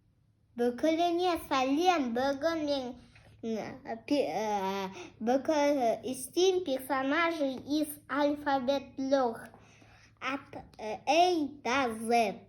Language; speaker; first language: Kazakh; non-native, local second language; Russian